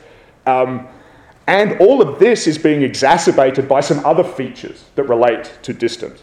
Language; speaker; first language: English; native; English